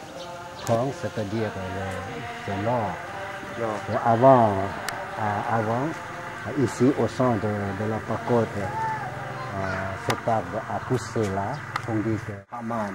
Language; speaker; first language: French; non-native, fluent; Lao